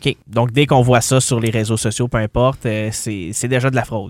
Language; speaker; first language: French; native; French